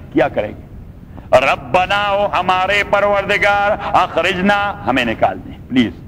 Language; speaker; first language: Urdu; non-native, local second language; Pashto